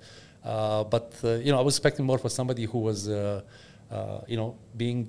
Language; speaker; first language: English; non-native, fluent; Bosnian